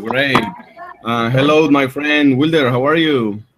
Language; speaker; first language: English; non-native, learner; Spanish